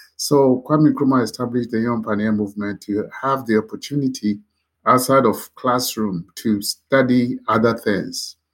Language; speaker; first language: English; non-native, local second language; Akan